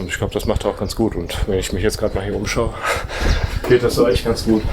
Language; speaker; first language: German; native; German